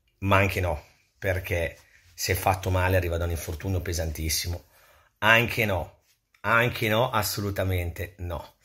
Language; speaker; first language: Italian; native; Italian